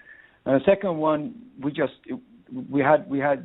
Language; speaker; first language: English; non-native, fluent; Swedish